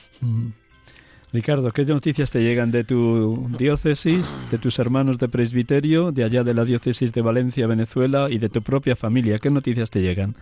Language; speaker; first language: Spanish; native; Spanish